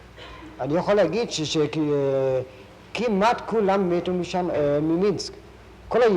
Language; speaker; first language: Hebrew; non-native, fluent; German